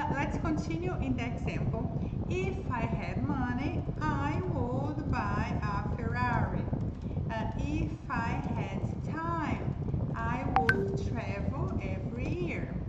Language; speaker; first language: English; non-native, fluent; Portuguese